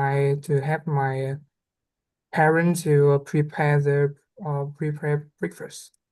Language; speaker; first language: English; non-native, learner; Vietnamese